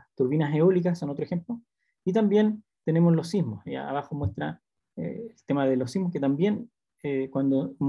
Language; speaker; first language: Spanish; native; Spanish